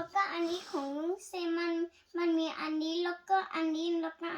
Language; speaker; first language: Thai; early bilingual, heritage; Thai